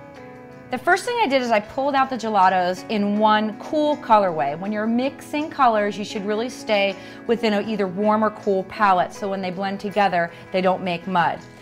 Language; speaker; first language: English; native; English